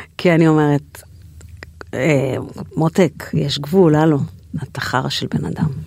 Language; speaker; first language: Hebrew; native; Hebrew